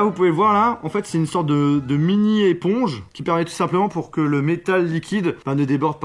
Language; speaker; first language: French; native; French